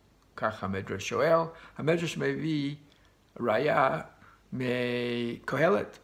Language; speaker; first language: Hebrew; non-native, fluent; English